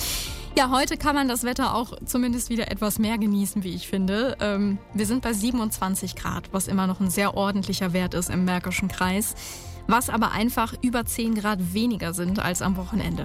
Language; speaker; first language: German; native; German